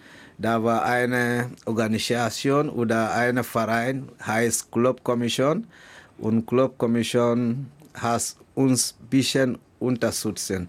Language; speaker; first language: German; non-native, learner; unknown